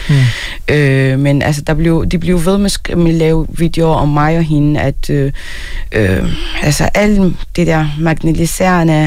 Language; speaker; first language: Danish; non-native, fluent; Arabic